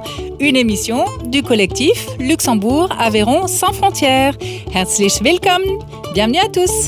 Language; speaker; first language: French; native; French